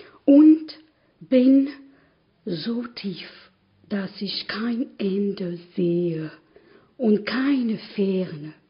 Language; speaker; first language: German; non-native, learner; French